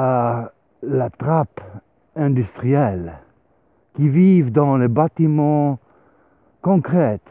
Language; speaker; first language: French; non-native, learner; Swiss German